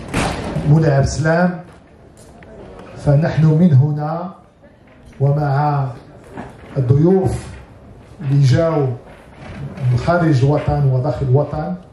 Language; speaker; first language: Arabic; native; Arabic